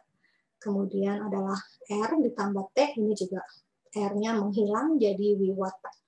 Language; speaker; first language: Indonesian; native; Indonesian